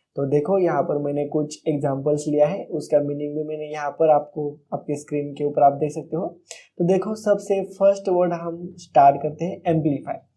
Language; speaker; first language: Hindi; non-native, local second language; Marathi